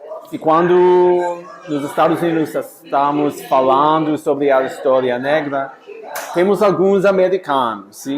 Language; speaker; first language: Portuguese; non-native, fluent; English